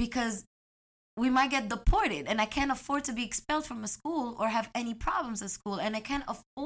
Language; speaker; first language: English; non-native, fluent; Arabic